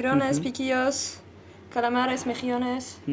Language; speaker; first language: Spanish; non-native, learner; French